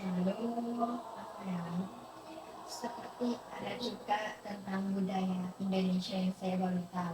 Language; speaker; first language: Indonesian; non-native, fluent; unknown